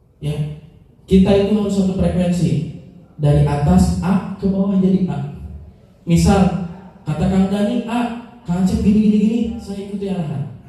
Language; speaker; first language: Indonesian; native; Indonesian